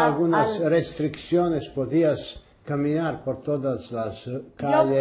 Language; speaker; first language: Spanish; early bilingual, heritage; Ladino